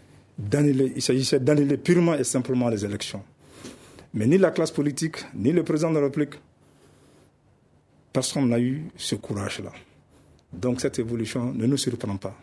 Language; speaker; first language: French; non-native, local second language; Bambara